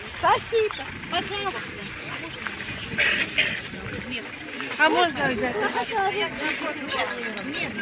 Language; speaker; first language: Russian; native; Russian